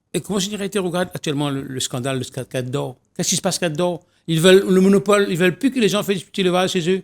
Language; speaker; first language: French; non-native, local second language; Réunion Creole French